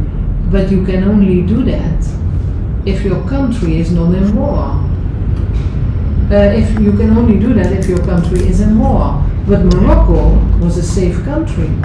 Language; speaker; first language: English; non-native, fluent; Dutch